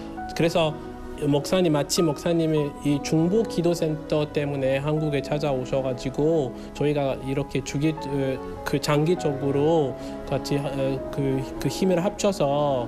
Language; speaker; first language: Korean; non-native, fluent; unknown